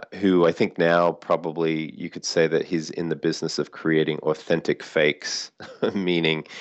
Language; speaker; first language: English; native; English